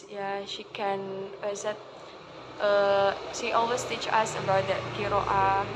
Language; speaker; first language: English; non-native, learner; Indonesian